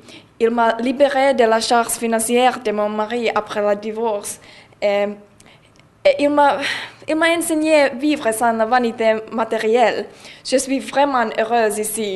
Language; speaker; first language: French; non-native, learner; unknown